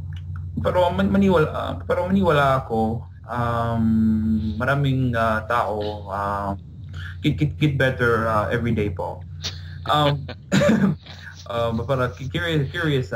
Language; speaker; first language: Filipino; non-native, learner; English